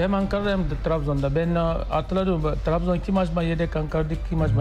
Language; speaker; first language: Turkish; non-native, learner; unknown